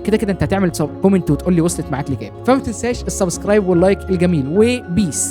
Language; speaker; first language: Arabic; native; Arabic